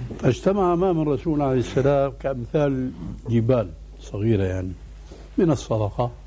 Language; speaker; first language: Arabic; early bilingual, other home language; Albanian